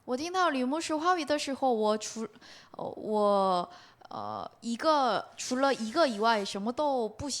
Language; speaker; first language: Chinese; non-native, learner; Korean